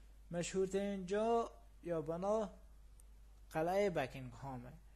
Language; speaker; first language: Persian; native; Persian